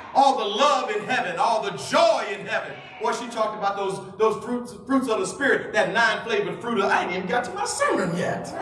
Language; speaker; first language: English; native; English